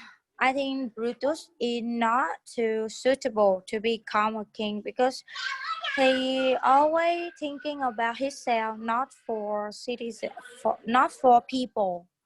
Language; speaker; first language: English; non-native, learner; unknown